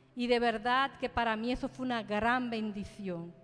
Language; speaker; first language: Spanish; native; Spanish